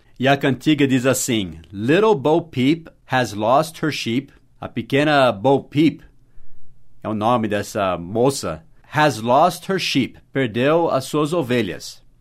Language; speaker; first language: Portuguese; non-native, fluent; English